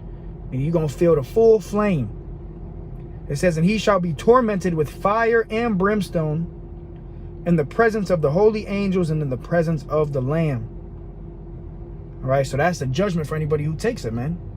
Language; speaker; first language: English; native; English